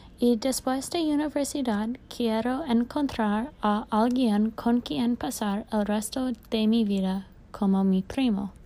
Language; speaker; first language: Spanish; non-native, learner; English